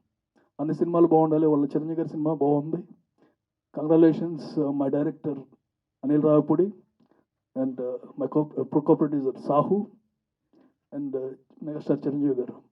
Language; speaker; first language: Telugu; native; Telugu